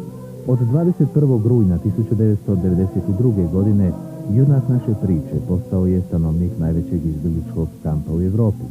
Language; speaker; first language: Bosnian; native; Bosnian